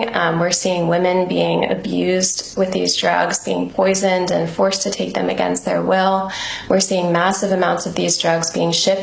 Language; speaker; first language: English; native; English